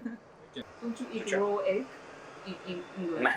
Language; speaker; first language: English; non-native, learner; Japanese